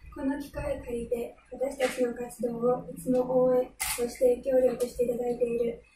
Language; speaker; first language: Japanese; non-native, learner; Armenian